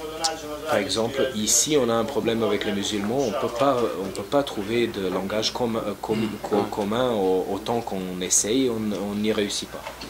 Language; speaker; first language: French; non-native, fluent; Serbian